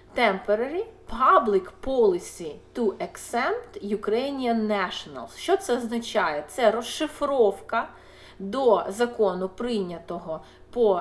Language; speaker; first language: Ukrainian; non-native, local second language; Russian